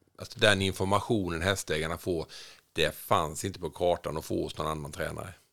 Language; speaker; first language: Swedish; native; Swedish